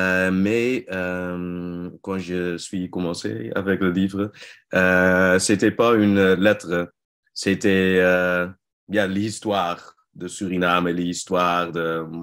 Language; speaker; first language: French; non-native, learner; Dutch